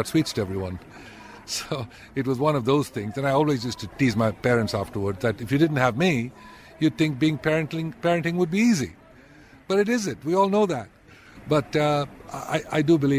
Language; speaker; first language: English; non-native, local second language; Tamil